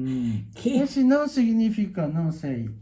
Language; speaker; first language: Portuguese; non-native, learner; Japanese